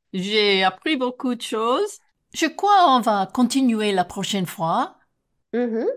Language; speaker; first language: French; non-native, fluent; English